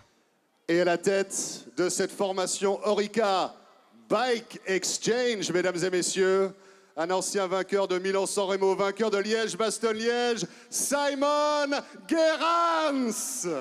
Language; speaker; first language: French; native; French